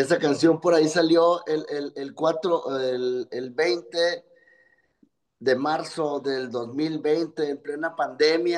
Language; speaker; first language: Spanish; native; Spanish